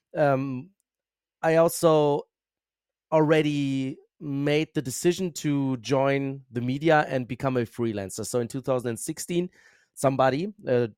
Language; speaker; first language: English; non-native, fluent; German